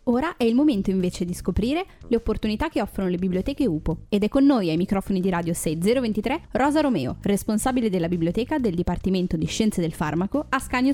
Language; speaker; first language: Italian; native; Italian